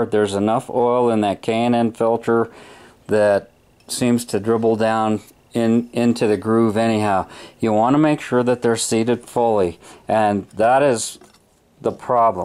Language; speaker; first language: English; native; English